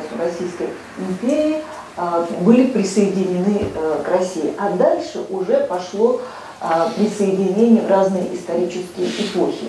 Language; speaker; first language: Russian; native; Russian